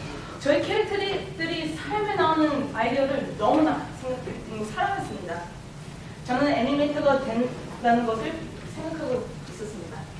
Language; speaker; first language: Korean; early bilingual, heritage; Korean